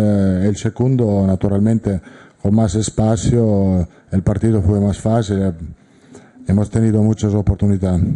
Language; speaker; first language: Spanish; non-native, fluent; Italian